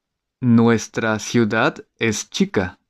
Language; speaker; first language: Spanish; non-native, fluent; Japanese